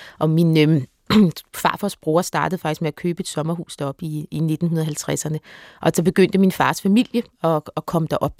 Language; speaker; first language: Danish; native; Danish